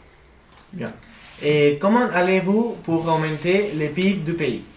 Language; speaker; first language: French; non-native, learner; Spanish